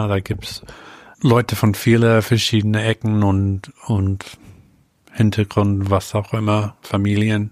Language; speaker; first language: German; non-native, fluent; English